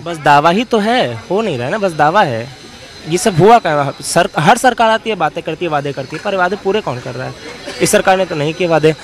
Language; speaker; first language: Hindi; native; Hindi